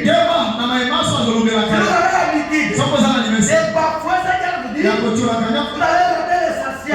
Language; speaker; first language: French; non-native, local second language; Lingala